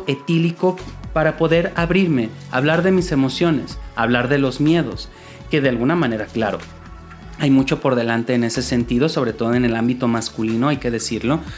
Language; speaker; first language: Spanish; native; Spanish